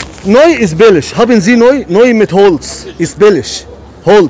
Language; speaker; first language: German; non-native, learner; Arabic